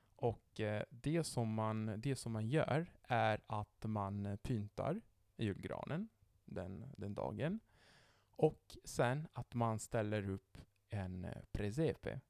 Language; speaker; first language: Swedish; non-native, fluent; Italian